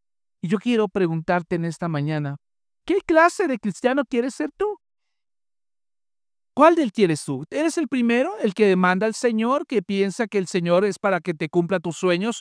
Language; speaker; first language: Spanish; native; Spanish